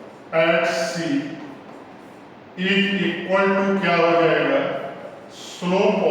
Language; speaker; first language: Hindi; native; Hindi